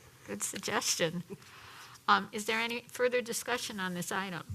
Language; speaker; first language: English; native; English